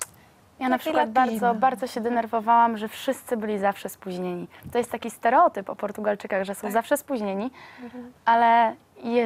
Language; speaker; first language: Polish; native; Polish